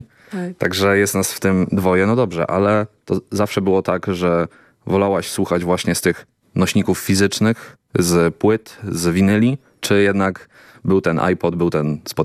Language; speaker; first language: Polish; native; Polish